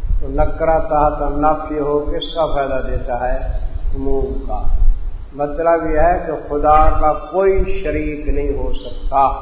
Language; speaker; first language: Urdu; non-native, local second language; Saraiki